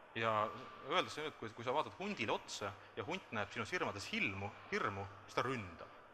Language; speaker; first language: Estonian; native; Estonian